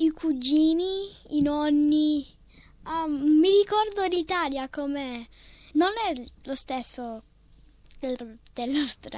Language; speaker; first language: Italian; early bilingual, heritage; Italian